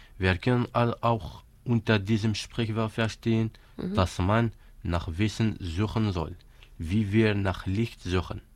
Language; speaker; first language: German; non-native, fluent; Kabyle